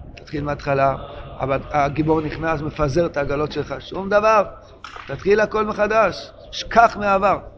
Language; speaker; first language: Hebrew; non-native, local second language; Yiddish